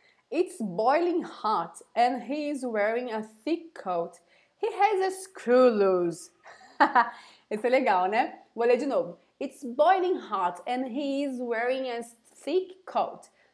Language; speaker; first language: English; non-native, fluent; Portuguese